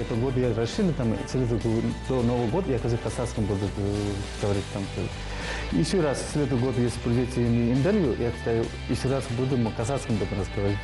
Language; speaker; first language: Russian; non-native, learner; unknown